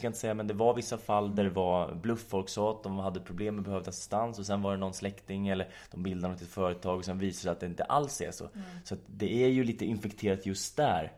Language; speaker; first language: Swedish; native; Swedish